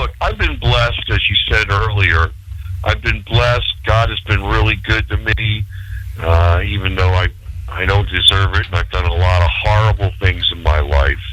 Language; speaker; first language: English; native; English